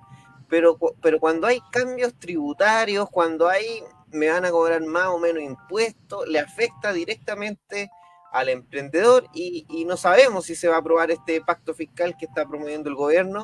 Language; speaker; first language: Spanish; native; Spanish